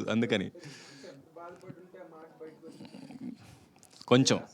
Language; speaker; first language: Telugu; native; Telugu